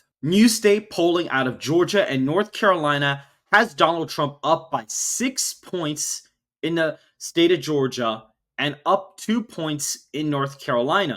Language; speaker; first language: English; native; English